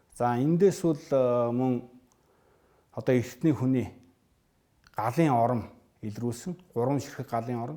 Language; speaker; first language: Mongolian; native; Mongolian